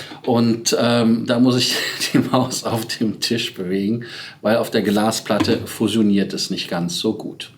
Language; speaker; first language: German; native; German